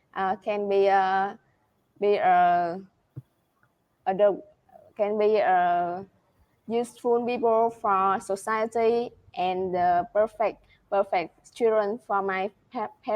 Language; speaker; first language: English; non-native, learner; Vietnamese